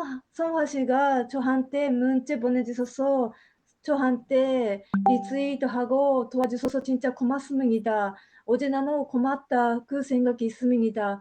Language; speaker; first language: Korean; non-native, learner; Japanese